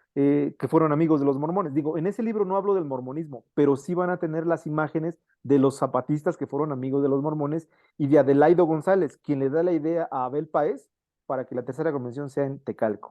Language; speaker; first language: Spanish; native; Spanish